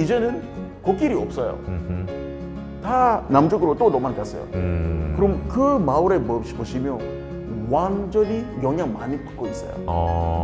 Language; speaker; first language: Korean; non-native, learner; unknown